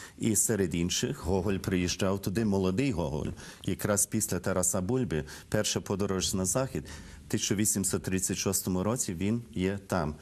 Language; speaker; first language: Ukrainian; early bilingual, heritage; Ukrainian